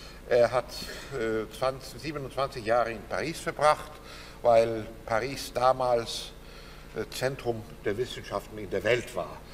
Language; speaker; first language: German; non-native, fluent; Turkish